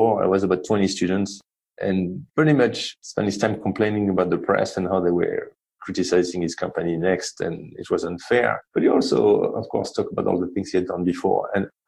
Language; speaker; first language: English; non-native, fluent; French